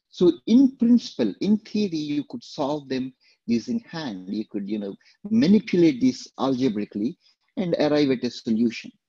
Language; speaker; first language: English; non-native, local second language; Telugu